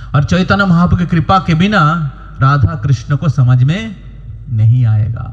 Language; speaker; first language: Hindi; non-native, local second language; Bangla